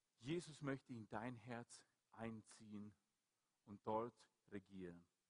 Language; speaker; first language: German; non-native, fluent; Swedish